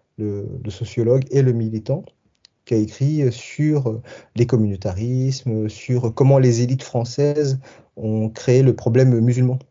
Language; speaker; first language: French; early bilingual, other home language; Tachelhit